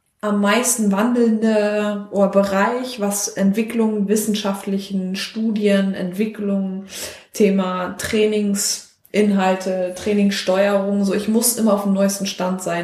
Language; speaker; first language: German; native; German